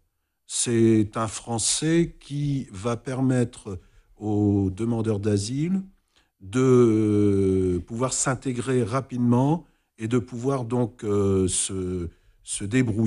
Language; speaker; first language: French; native; French